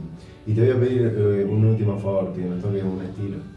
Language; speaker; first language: Spanish; native; Spanish